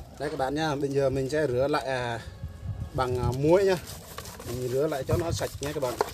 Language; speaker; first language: Vietnamese; non-native, local second language; Jarai